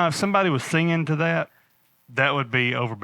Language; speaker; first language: English; native; English